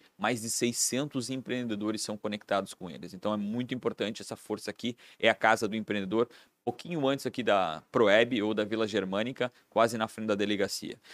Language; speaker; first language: Portuguese; native; Portuguese